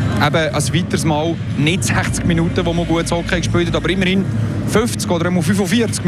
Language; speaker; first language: German; non-native, local second language; French